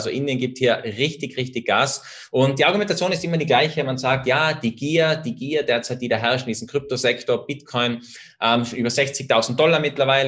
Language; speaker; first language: German; native; German